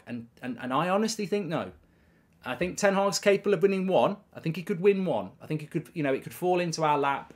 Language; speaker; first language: English; native; English